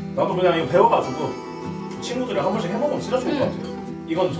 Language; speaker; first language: Korean; native; Korean